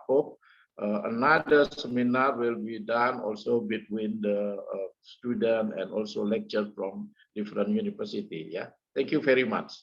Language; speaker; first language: English; non-native, fluent; Indonesian